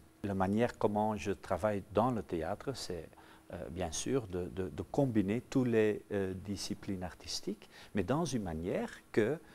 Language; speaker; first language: French; non-native, local second language; Dutch